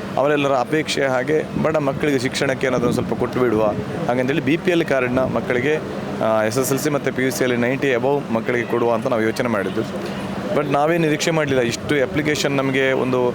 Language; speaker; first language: Kannada; non-native, local second language; Tulu